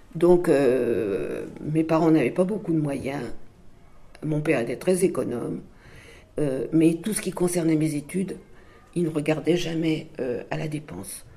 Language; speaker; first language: French; non-native, fluent; Sinhala